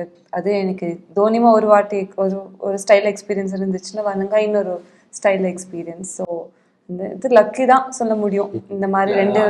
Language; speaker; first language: Tamil; non-native, fluent; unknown